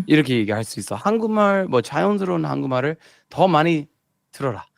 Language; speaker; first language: Korean; non-native, fluent; English